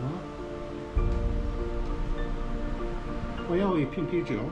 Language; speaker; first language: Chinese; non-native, learner; Korean